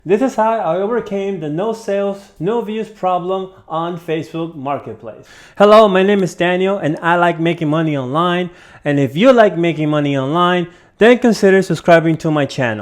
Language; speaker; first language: English; native; English